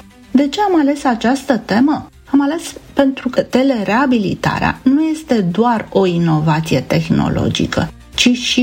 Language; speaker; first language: Romanian; native; Romanian